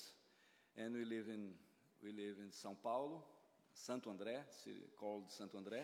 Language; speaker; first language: English; non-native, learner; Portuguese